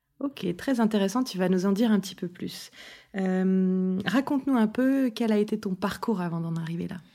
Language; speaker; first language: French; native; French